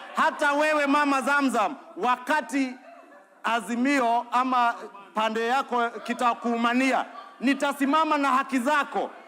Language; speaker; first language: Swahili; non-native, local second language; Kikuyu